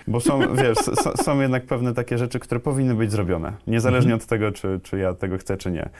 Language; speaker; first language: Polish; native; Polish